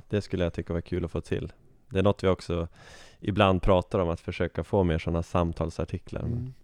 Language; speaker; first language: Swedish; native; Swedish